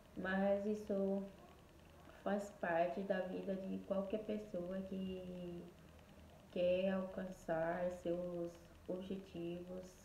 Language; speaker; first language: Portuguese; non-native, fluent; Haitian Creole